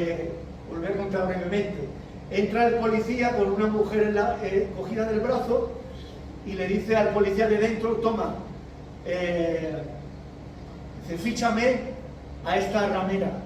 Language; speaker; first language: Spanish; native; Spanish